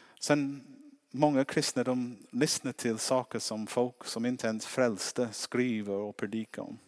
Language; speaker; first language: Swedish; non-native, fluent; English